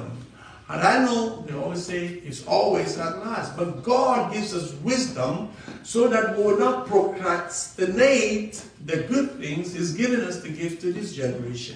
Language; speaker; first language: English; non-native, local second language; Akan